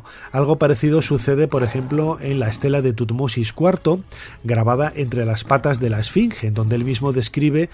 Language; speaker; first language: Spanish; native; Spanish